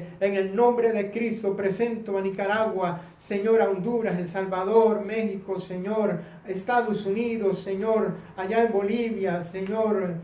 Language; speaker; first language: Spanish; native; Spanish